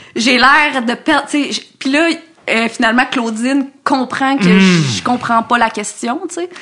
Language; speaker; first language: French; native; French